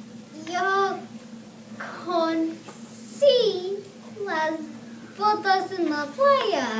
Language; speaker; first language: Spanish; non-native, learner; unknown